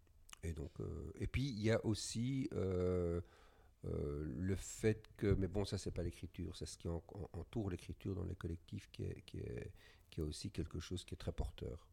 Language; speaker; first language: French; native; French